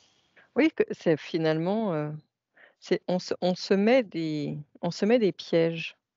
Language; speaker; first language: French; native; French